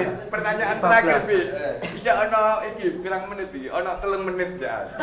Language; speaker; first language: Indonesian; non-native, local second language; Javanese